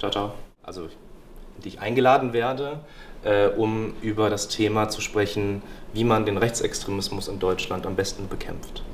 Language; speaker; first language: German; early bilingual, other home language; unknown